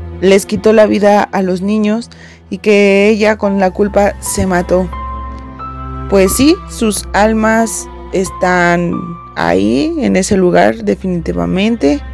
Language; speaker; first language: Spanish; native; Spanish